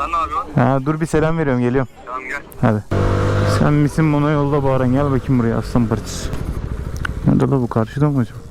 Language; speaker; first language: Turkish; native; Turkish